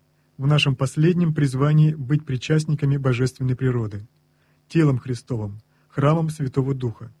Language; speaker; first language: Russian; native; Russian